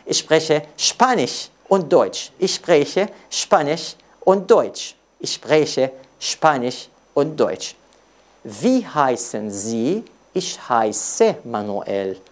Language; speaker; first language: German; non-native, fluent; Arabic